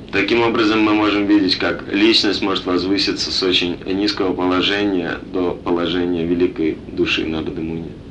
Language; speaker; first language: Russian; native; Russian